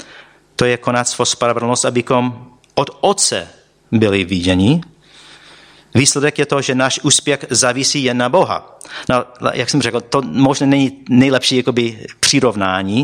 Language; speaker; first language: Czech; non-native, fluent; English